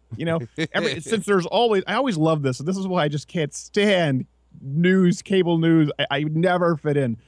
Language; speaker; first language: English; native; English